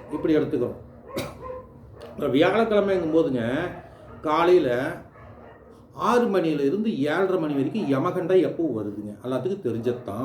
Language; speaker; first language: Tamil; native; Tamil